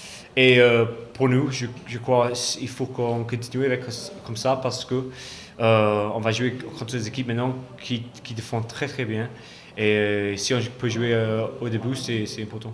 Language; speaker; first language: French; non-native, fluent; English